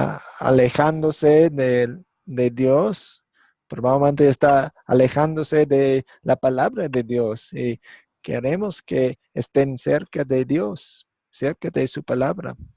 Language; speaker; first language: Spanish; non-native, fluent; English